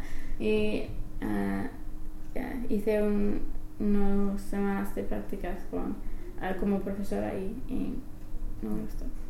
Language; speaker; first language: Spanish; non-native, learner; English